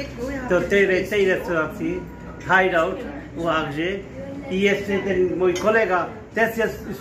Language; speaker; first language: Polish; non-native, fluent; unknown